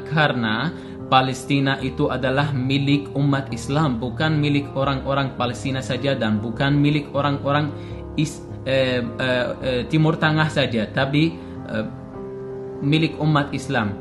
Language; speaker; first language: Indonesian; non-native, learner; Arabic